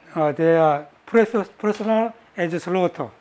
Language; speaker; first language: English; non-native, learner; Korean